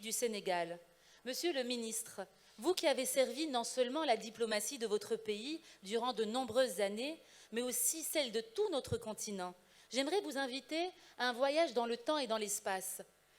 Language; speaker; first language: French; non-native, local second language; Arabic